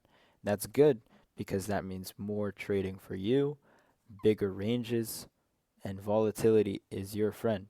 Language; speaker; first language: English; native; English